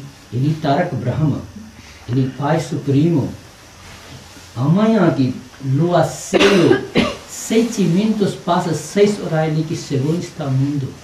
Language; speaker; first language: Portuguese; non-native, learner; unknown